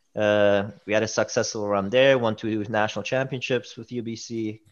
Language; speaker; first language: English; early bilingual, other home language; German